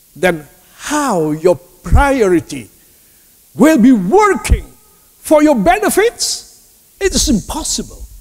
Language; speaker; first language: English; non-native, learner; Indonesian